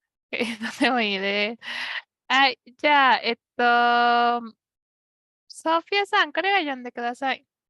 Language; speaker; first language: Japanese; non-native, fluent; Spanish